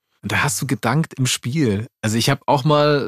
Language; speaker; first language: German; native; German